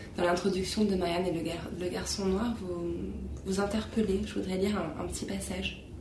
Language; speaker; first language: French; native; French